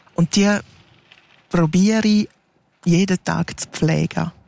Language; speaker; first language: German; non-native, local second language; Romansh